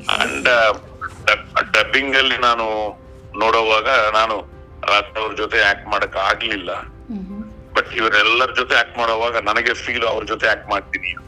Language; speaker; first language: Kannada; non-native, local second language; Telugu